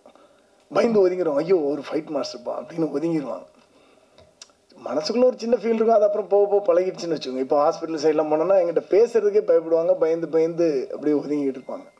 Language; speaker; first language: Tamil; native; Tamil